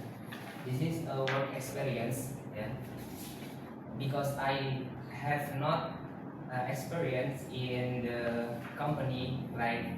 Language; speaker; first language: English; non-native, learner; Indonesian